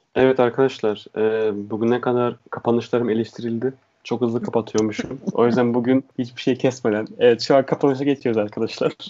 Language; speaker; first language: Turkish; native; Turkish